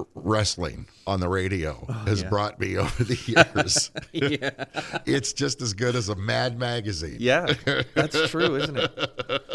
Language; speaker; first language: English; native; English